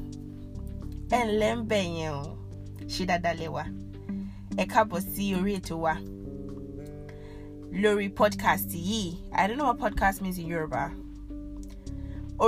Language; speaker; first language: English; non-native, local second language; Yoruba